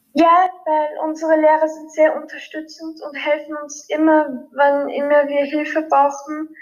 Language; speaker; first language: German; early bilingual, other home language; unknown